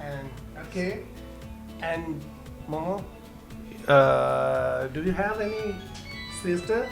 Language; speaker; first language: English; non-native, local second language; Urdu